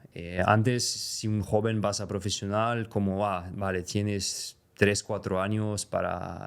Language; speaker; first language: Spanish; non-native, fluent; French